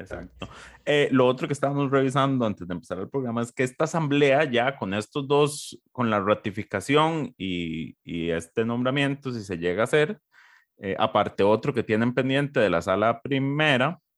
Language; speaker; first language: Spanish; native; Spanish